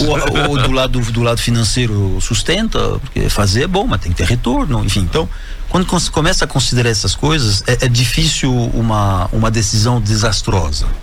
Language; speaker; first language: Portuguese; non-native, fluent; French